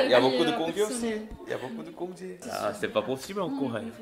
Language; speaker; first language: French; non-native, learner; Korean